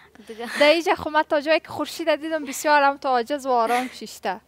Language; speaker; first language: Persian; native; Persian